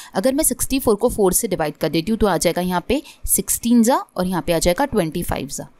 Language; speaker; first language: Hindi; non-native, local second language; Marathi